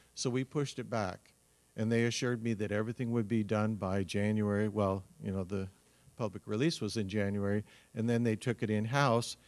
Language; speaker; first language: English; native; English